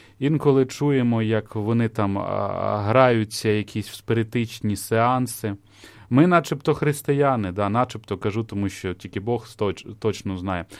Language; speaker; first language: Ukrainian; native; Ukrainian